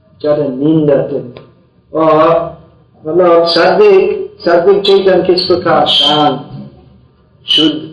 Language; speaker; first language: Hindi; non-native, fluent; English